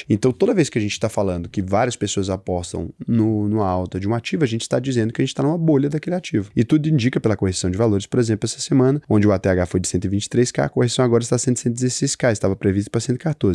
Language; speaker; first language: Portuguese; native; Portuguese